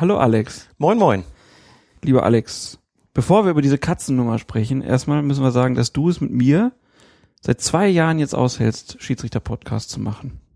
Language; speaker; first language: German; native; German